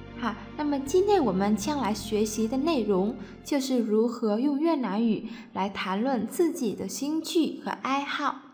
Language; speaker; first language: Chinese; non-native, fluent; Vietnamese